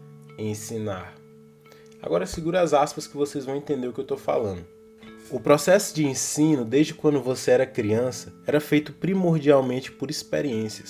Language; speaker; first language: Portuguese; native; Portuguese